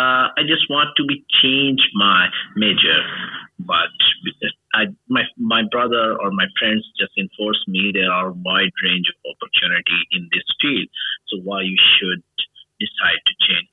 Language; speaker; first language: English; non-native, local second language; Urdu